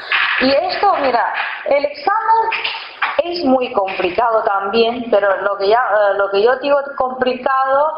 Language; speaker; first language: Spanish; non-native, fluent; Chinese